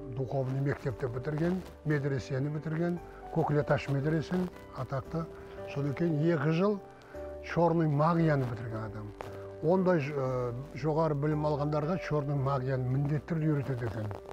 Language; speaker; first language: Kazakh; native; Kazakh